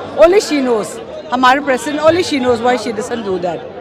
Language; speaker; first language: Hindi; non-native, local second language; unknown